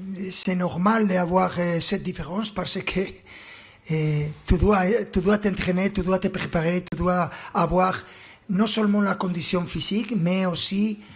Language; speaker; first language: French; non-native, fluent; Spanish